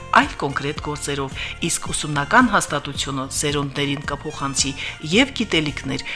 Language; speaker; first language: Armenian; native; Armenian